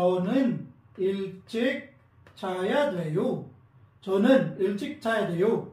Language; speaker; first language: Korean; non-native, fluent; Filipino